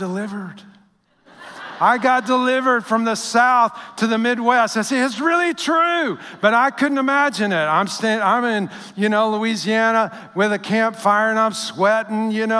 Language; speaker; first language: English; native; English